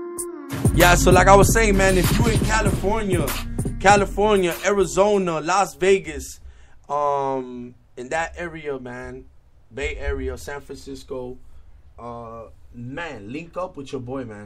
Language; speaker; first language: English; native; English